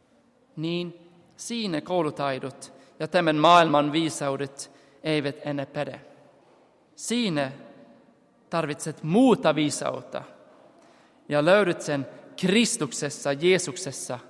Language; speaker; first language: Finnish; non-native, fluent; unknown